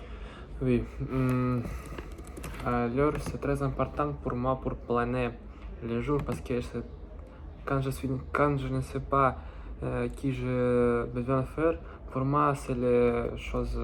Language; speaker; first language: French; non-native, learner; Russian